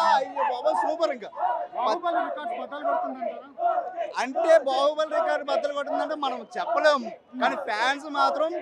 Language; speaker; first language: Telugu; native; Telugu